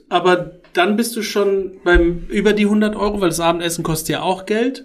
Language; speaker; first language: German; early bilingual, other home language; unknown